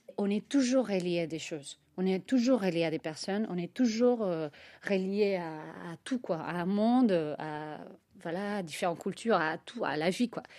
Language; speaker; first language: French; non-native, fluent; Spanish